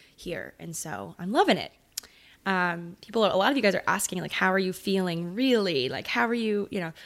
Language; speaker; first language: English; early bilingual, other home language; Italian